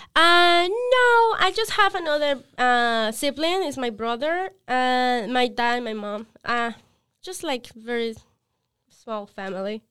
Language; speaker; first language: English; non-native, learner; Spanish